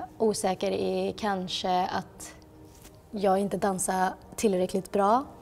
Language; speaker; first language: Swedish; early bilingual, other home language; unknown